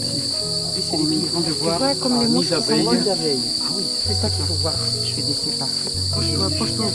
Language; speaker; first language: French; native; French